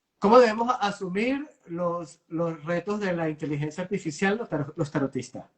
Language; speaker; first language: Spanish; native; Spanish